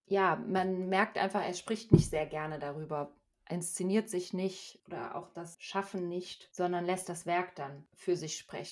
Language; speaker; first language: German; native; German